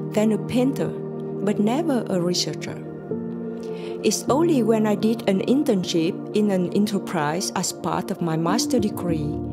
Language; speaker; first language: English; non-native, fluent; Vietnamese